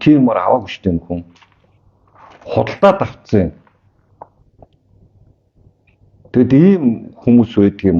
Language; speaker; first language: Mongolian; native; Mongolian